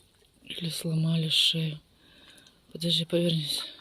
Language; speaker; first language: Russian; native; Russian